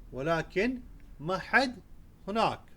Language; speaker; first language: Arabic; non-native, fluent; Urdu